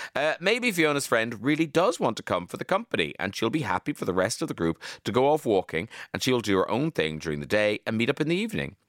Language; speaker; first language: English; native; English